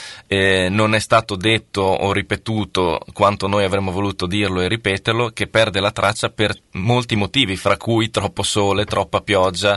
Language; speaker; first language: Italian; native; Italian